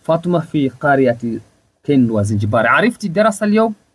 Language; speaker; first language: Arabic; non-native, fluent; Swahili